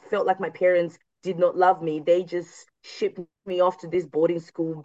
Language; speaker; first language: English; non-native, local second language; Shona